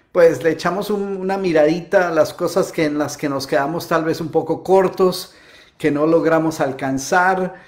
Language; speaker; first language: Spanish; native; Spanish